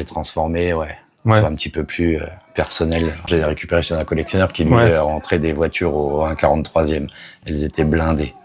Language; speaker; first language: French; native; French